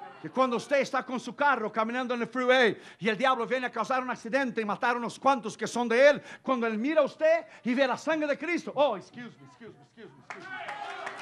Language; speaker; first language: Spanish; non-native, fluent; Portuguese